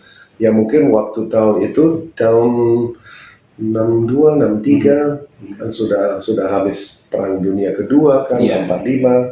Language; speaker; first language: Indonesian; non-native, fluent; English